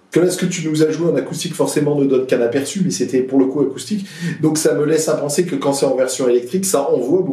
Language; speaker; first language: French; native; French